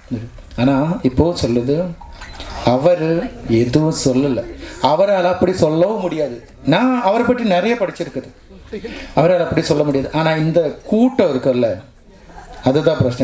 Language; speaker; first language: Tamil; non-native, local second language; Malayalam